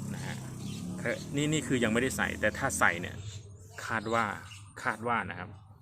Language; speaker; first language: Thai; non-native, local second language; Khmer